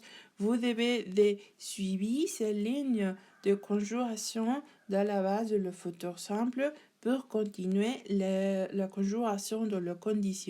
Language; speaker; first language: French; non-native, learner; Spanish